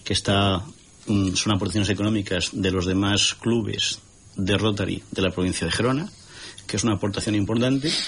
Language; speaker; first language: Spanish; non-native, local second language; Catalan